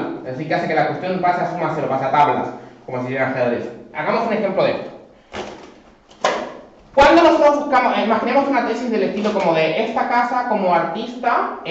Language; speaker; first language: Spanish; native; Spanish